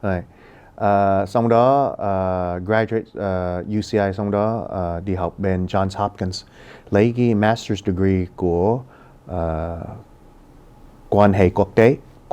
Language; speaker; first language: Vietnamese; early bilingual, heritage; Vietnamese